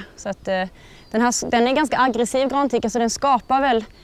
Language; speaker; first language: Swedish; native; Swedish